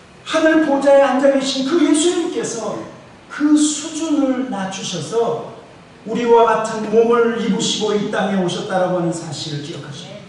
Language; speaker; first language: Korean; native; Korean